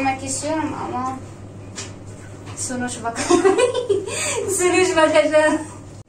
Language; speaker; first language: Turkish; non-native, learner; Arabic